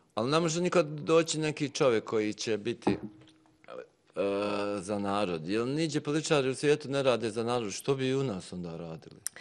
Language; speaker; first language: Bosnian; native; Bosnian